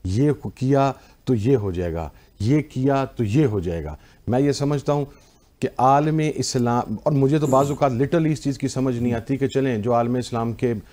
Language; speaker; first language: Urdu; non-native, local second language; Punjabi